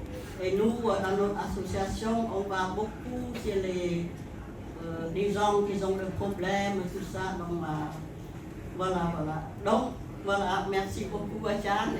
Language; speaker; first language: French; non-native, fluent; Khmer